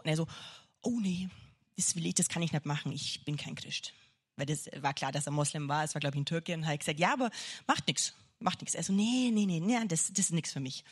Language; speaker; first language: German; native; German